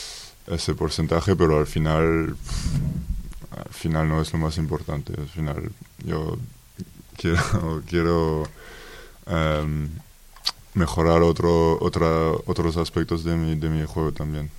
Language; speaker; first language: Spanish; non-native, fluent; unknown